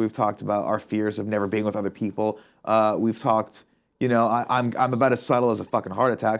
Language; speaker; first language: English; native; English